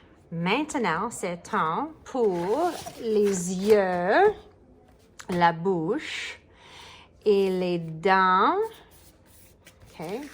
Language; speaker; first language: French; non-native, learner; English